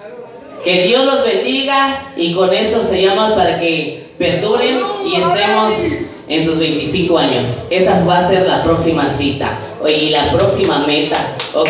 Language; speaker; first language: Spanish; native; Spanish